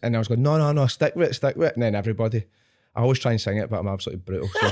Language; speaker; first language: English; native; English